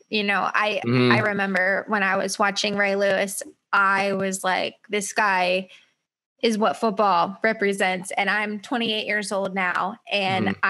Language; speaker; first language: English; native; English